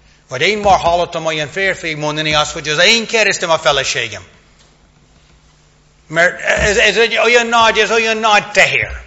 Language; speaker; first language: Hungarian; non-native, fluent; English